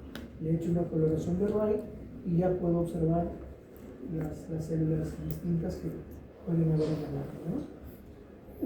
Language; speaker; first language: Spanish; native; Spanish